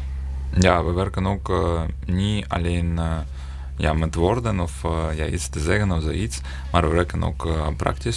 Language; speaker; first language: Dutch; non-native, learner; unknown